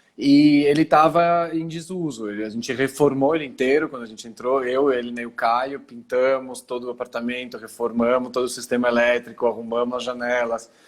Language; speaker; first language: Portuguese; early bilingual, other home language; Italian